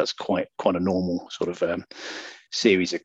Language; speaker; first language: English; native; English